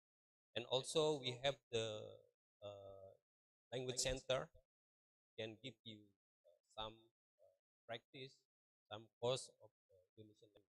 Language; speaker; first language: English; non-native, learner; Indonesian